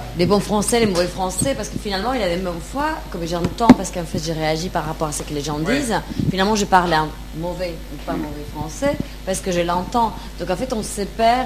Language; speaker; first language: French; non-native, fluent; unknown